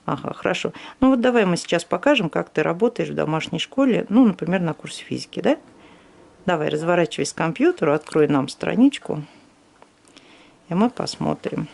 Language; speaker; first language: Russian; native; Russian